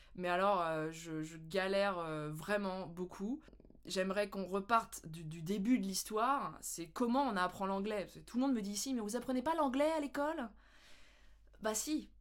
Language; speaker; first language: French; native; French